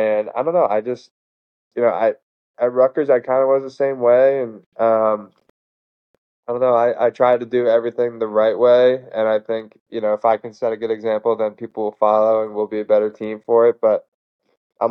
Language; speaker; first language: English; native; English